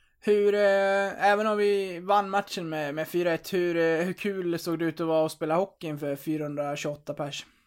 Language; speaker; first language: Swedish; native; Swedish